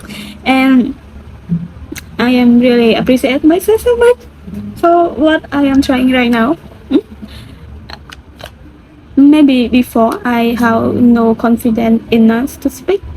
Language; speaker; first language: English; non-native, learner; Khmer